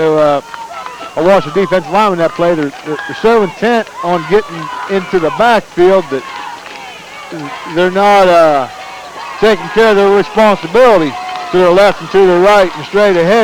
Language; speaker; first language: English; native; English